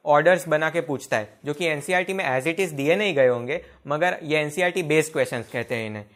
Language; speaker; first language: Hindi; non-native, local second language; Gujarati